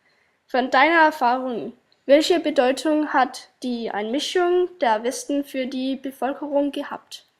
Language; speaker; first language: German; non-native, learner; Danish